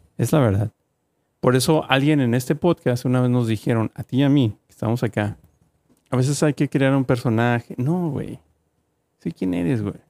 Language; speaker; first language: Spanish; native; Spanish